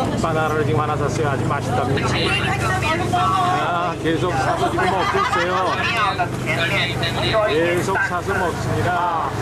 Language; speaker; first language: Korean; native; Korean